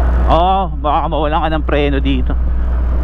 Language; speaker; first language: Filipino; native; Filipino